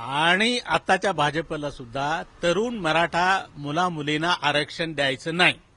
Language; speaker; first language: Marathi; native; Marathi